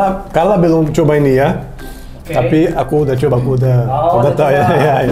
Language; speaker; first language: Indonesian; non-native, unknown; Portuguese